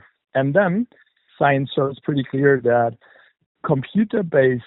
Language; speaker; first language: English; non-native, fluent; German